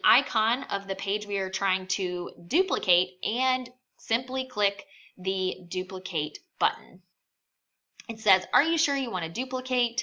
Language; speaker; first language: English; native; English